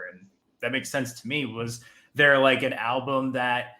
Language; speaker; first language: English; native; English